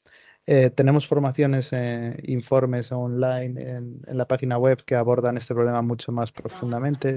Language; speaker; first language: Spanish; native; Spanish